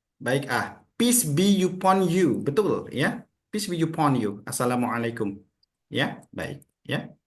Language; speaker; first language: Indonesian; native; Indonesian